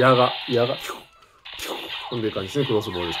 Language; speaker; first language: Japanese; native; Japanese